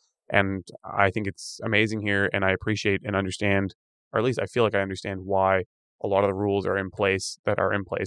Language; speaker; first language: English; native; English